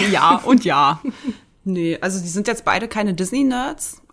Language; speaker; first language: German; native; German